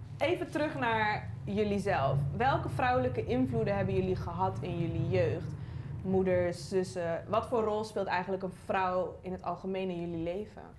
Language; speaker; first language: Dutch; early bilingual, other home language; Persian